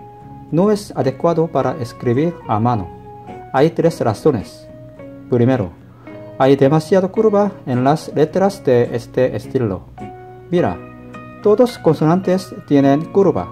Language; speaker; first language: Spanish; non-native, learner; Korean